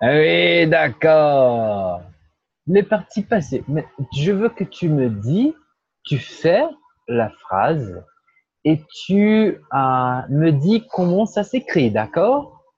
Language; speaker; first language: French; non-native, learner; Portuguese